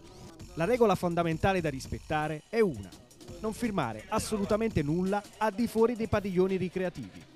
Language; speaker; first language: Italian; native; Italian